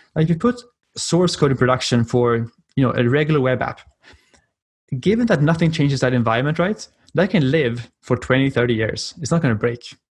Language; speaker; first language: English; non-native, fluent; Swedish